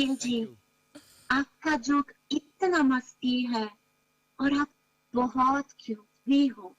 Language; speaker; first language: Hindi; non-native, learner; Italian